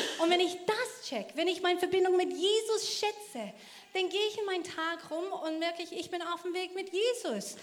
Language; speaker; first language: German; non-native, fluent; English